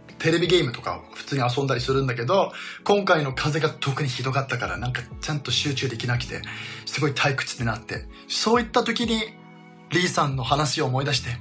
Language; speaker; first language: Japanese; non-native, fluent; Danish